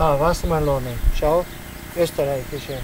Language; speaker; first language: German; non-native, learner; Italian